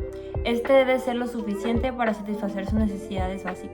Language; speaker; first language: Spanish; native; Spanish